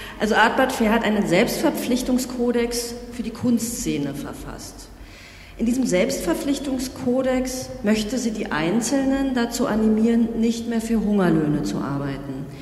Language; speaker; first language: German; native; German